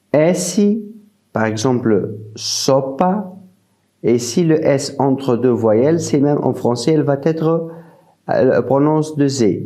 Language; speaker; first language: French; non-native, fluent; Portuguese